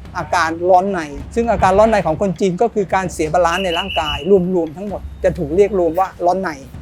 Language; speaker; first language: Thai; native; Thai